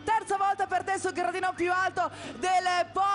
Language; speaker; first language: Italian; native; Italian